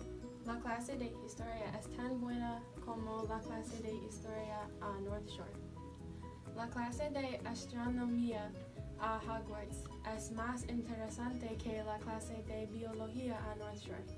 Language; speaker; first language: Spanish; non-native, learner; English